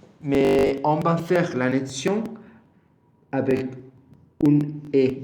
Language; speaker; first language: French; non-native, learner; Spanish